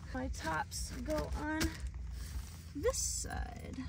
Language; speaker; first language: English; native; English